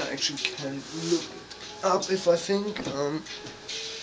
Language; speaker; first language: English; non-native, fluent; German